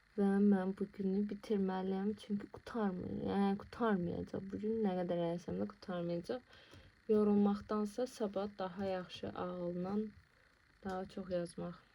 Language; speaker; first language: Azerbaijani; non-native, local second language; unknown